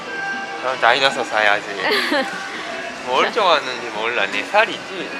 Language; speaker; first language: Korean; non-native, fluent; Japanese